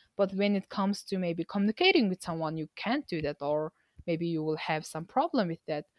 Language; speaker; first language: English; non-native, fluent; Mongolian